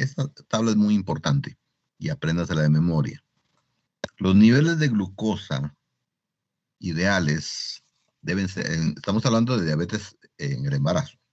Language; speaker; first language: Spanish; native; Spanish